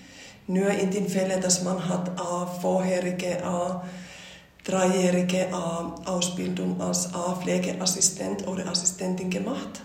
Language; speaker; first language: German; non-native, fluent; Finnish